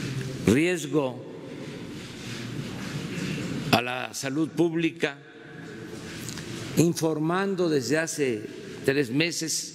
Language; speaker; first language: Spanish; native; Spanish